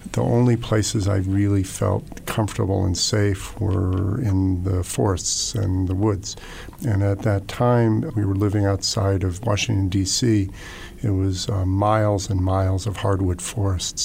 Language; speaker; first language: English; native; English